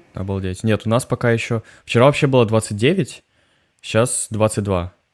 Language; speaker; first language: Russian; native; Russian